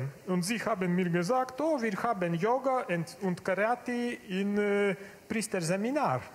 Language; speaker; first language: German; non-native, learner; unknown